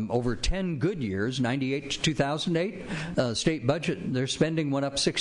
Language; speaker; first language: English; native; English